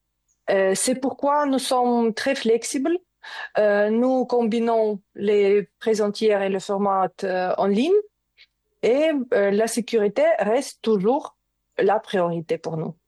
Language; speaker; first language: French; non-native, learner; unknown